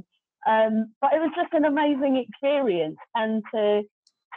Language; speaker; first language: English; non-native, local second language; Gujarati